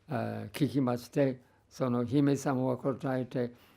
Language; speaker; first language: Japanese; non-native, fluent; English